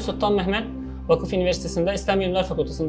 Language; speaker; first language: Turkish; non-native, fluent; Arabic